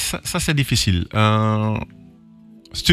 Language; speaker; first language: French; non-native, learner; Dutch